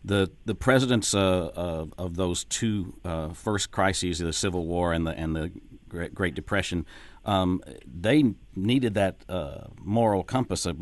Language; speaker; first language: English; native; English